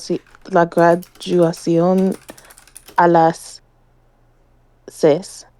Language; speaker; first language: Spanish; non-native, learner; English